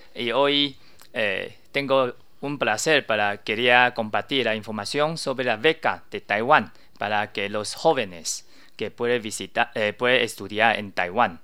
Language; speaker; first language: Spanish; non-native, learner; Chinese